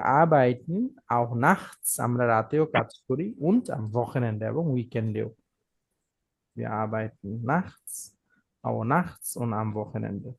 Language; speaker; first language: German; non-native, fluent; Bangla